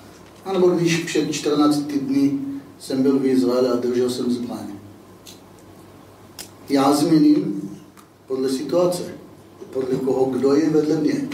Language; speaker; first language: Czech; non-native, fluent; Hebrew